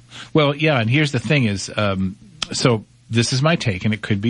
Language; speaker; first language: English; native; English